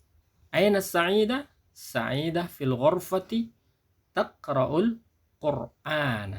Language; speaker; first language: Arabic; non-native, fluent; Indonesian